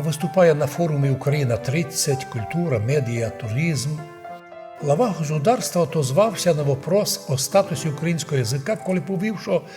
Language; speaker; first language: Ukrainian; non-native, local second language; Rusyn